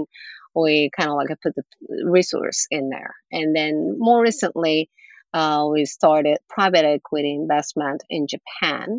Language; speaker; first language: English; non-native, fluent; Japanese